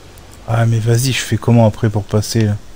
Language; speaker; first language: French; native; French